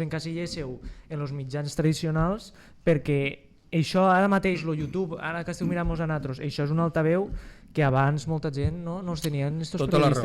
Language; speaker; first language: Catalan; native; Catalan